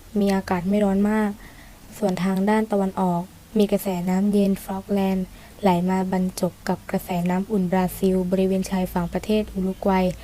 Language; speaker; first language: Thai; native; Thai